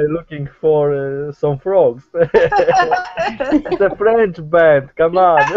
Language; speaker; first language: English; non-native, learner; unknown